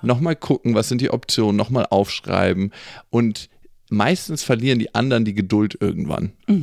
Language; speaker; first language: German; native; German